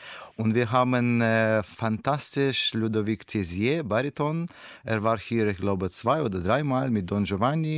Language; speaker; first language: German; non-native, learner; Russian